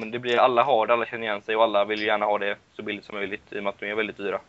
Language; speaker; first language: Swedish; native; Swedish